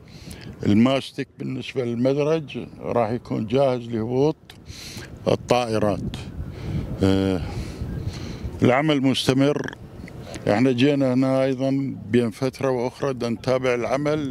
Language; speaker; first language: Arabic; native; Arabic